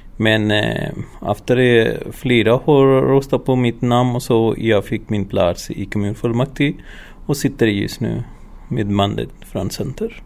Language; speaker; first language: Swedish; non-native, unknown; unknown